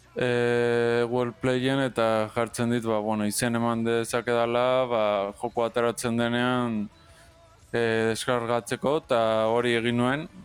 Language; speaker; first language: Basque; non-native, local second language; Spanish